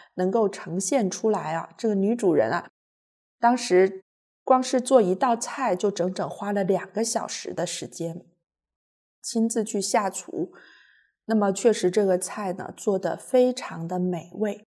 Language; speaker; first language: Chinese; native; Chinese